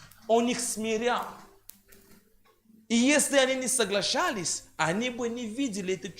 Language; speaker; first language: Russian; non-native, fluent; French